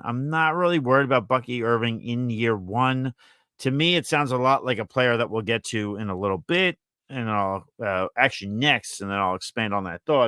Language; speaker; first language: English; native; English